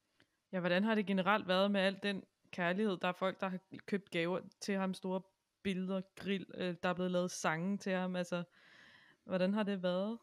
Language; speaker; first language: Danish; native; Danish